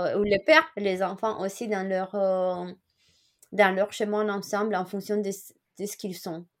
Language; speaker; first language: French; non-native, fluent; Romanian